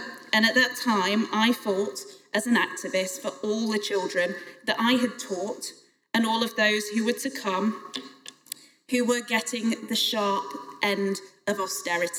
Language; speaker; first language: English; native; English